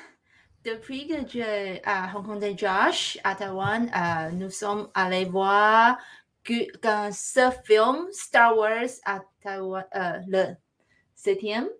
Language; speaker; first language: French; non-native, learner; Chinese